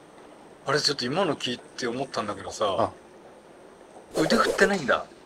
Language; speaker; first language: Japanese; native; Japanese